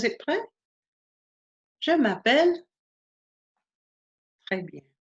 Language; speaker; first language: French; non-native, fluent; English